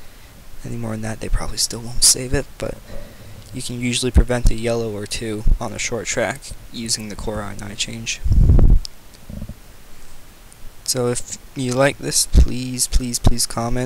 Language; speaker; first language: English; native; English